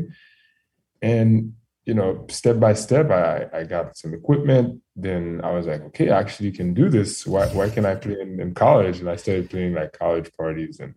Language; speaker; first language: English; non-native, fluent; French